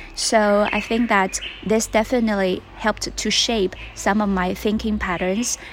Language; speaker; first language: English; non-native, fluent; Chinese